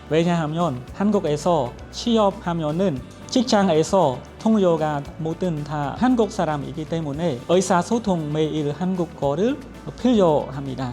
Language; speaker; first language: Korean; non-native, learner; Khmer